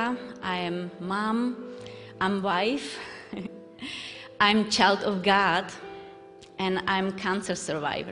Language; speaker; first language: English; non-native, learner; Czech